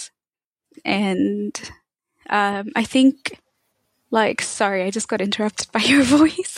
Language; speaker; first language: English; native; English